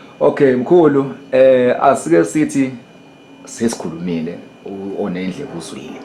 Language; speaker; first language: Zulu; native; Zulu